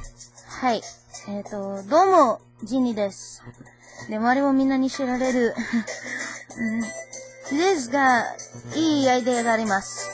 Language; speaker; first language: Japanese; non-native, learner; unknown